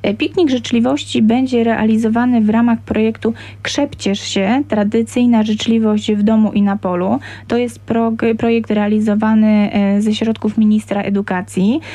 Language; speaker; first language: Polish; native; Polish